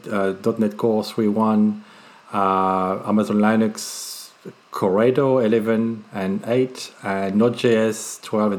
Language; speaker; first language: English; non-native, fluent; French